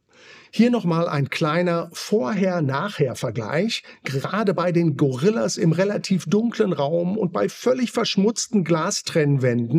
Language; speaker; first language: German; native; German